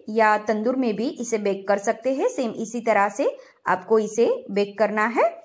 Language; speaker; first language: Hindi; non-native, local second language; Gujarati